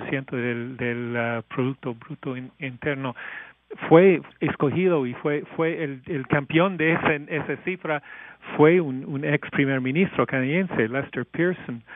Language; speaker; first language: Spanish; non-native, fluent; English